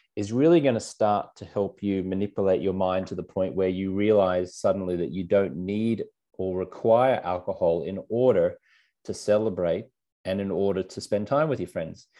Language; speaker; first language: English; native; English